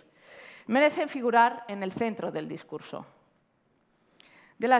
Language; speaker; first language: Spanish; native; Spanish